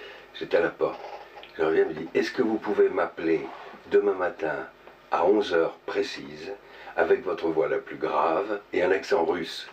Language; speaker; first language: French; native; French